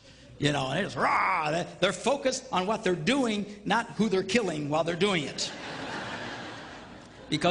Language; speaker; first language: English; native; English